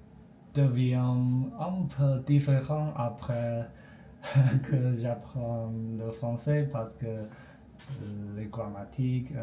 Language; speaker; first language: French; non-native, learner; Chinese